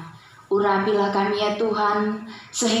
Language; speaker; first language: Indonesian; native; Indonesian